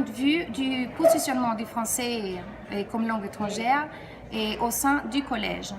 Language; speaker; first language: French; non-native, fluent; Spanish